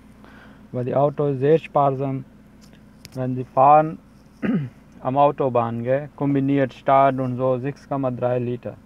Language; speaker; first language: German; non-native, learner; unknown